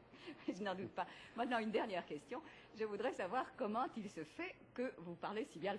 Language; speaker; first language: French; native; French